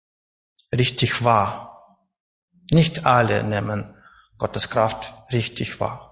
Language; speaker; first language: German; non-native, learner; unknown